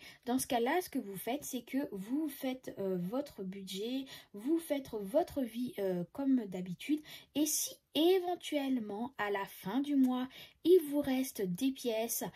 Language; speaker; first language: French; native; French